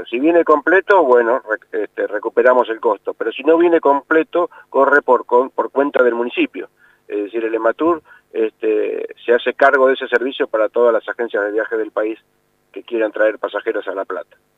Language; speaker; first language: Spanish; native; Spanish